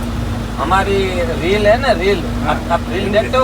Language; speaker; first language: Hindi; non-native, local second language; Gujarati